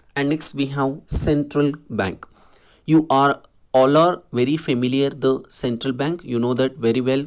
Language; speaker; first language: English; non-native, local second language; Kannada